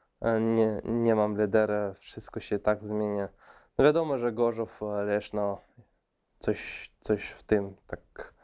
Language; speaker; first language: Polish; non-native, fluent; Russian